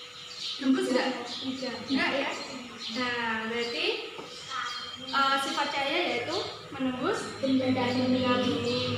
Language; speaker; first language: Indonesian; native; Indonesian